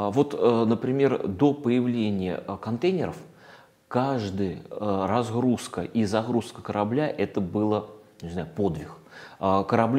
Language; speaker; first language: Russian; native; Russian